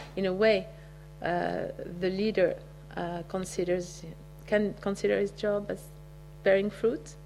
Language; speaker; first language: English; native; English